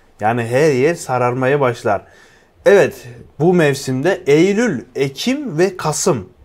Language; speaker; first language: Turkish; non-native, fluent; Uzbek